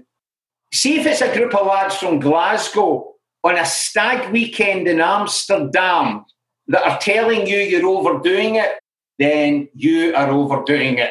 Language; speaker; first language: English; native; English